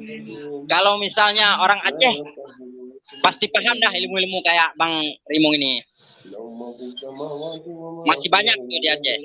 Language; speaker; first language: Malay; non-native, local second language; Achinese